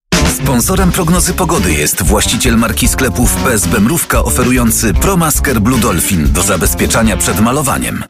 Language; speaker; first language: Polish; native; Polish